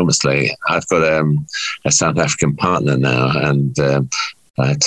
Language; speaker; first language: English; native; English